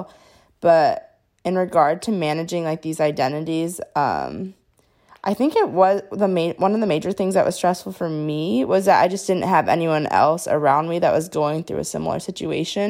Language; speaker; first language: English; native; English